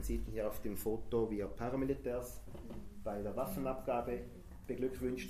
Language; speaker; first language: German; native; German